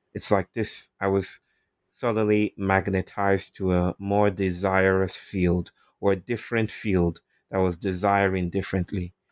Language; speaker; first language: English; non-native, local second language; Yoruba